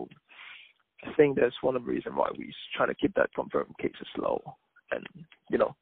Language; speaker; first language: English; non-native, local second language; Cantonese